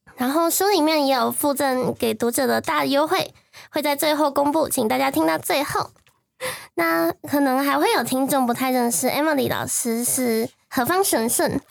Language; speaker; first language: Chinese; native; Chinese